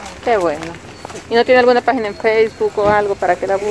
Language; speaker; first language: Spanish; native; Spanish